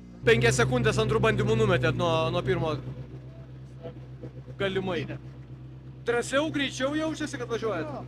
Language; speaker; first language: Lithuanian; native; Lithuanian